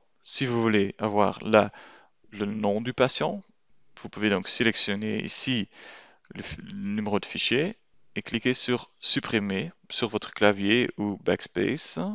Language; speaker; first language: French; non-native, local second language; Dutch